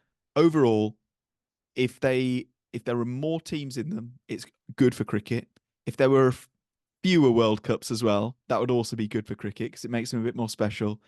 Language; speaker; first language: English; native; English